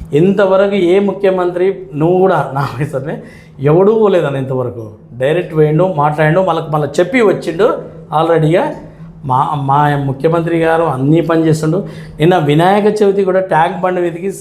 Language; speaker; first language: Telugu; native; Telugu